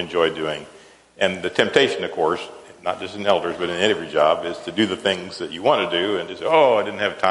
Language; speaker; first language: English; native; English